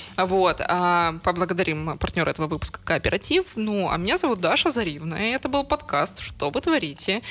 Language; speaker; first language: Russian; native; Russian